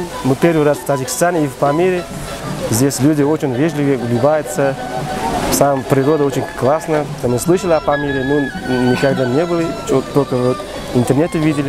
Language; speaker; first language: Russian; non-native, learner; Uzbek